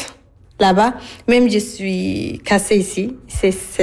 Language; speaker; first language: French; non-native, learner; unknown